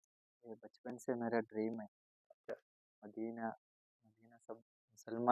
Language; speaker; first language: Hindi; non-native, local second language; Malayalam